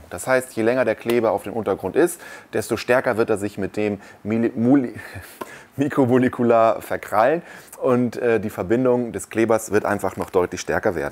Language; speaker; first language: German; native; German